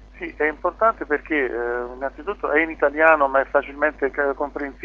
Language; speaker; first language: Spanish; non-native, learner; Italian